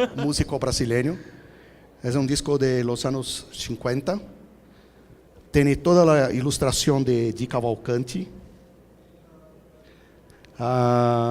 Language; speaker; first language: Spanish; non-native, fluent; Portuguese